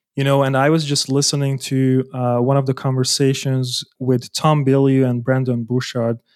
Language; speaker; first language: English; non-native, fluent; Hungarian